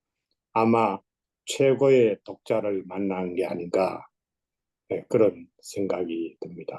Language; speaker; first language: Korean; native; Korean